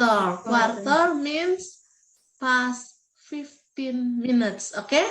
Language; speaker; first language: English; non-native, fluent; Indonesian